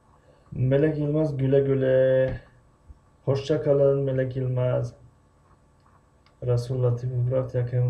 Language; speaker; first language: Turkish; non-native, fluent; Tajik